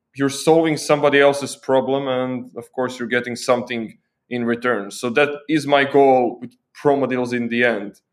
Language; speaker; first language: English; non-native, fluent; Croatian